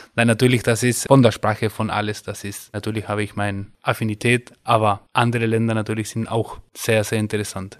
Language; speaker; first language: German; non-native, fluent; Spanish